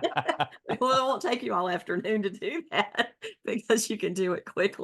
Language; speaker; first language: English; native; English